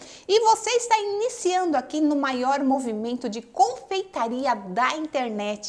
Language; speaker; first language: Portuguese; native; Portuguese